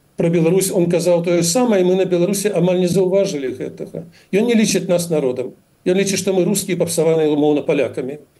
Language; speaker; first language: Belarusian; native; Belarusian